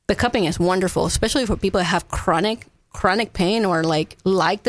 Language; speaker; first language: English; non-native, fluent; Spanish